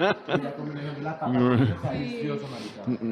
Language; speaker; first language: Spanish; native; Spanish